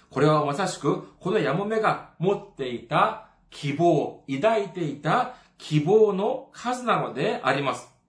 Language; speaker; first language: Japanese; non-native, fluent; Korean